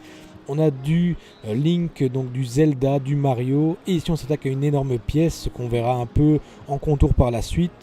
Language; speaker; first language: French; native; French